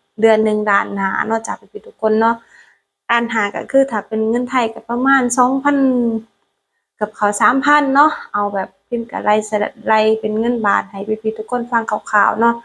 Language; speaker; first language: Thai; non-native, learner; Lao